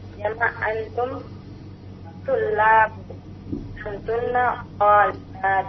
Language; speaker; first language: Arabic; non-native, learner; Indonesian